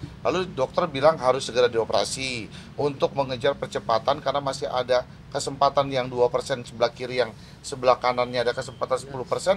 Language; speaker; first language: Indonesian; native; Indonesian